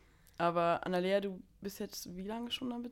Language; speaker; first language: German; native; German